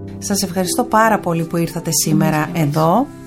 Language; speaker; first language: Greek; native; Greek